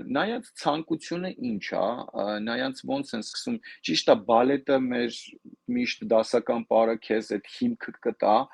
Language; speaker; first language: Armenian; native; Armenian